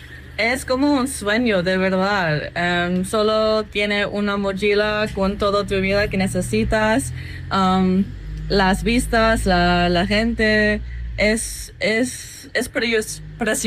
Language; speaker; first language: Spanish; non-native, fluent; English